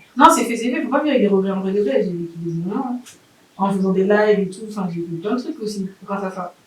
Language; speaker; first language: French; early bilingual, other home language; Haitian Creole